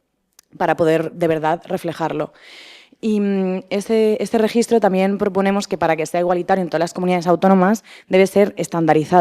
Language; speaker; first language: Spanish; native; Spanish